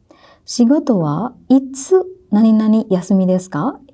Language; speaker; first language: Japanese; non-native, fluent; Sinhala